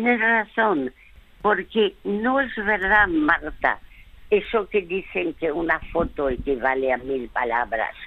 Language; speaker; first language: Spanish; early bilingual, other home language; French